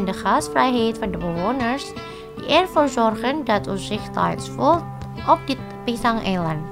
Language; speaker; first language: Dutch; non-native, fluent; Indonesian